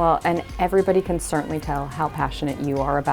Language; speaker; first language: English; native; English